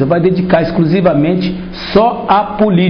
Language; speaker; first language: Portuguese; native; Portuguese